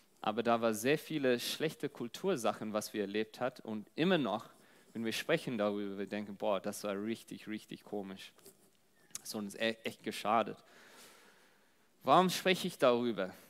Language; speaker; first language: German; non-native, fluent; English